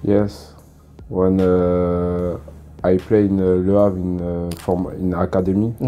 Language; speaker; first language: English; non-native, learner; French